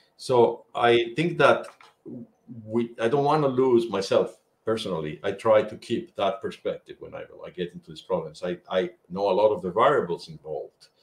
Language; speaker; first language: English; non-native, fluent; Spanish